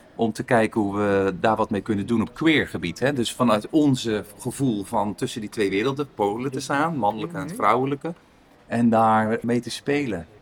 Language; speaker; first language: Dutch; native; Dutch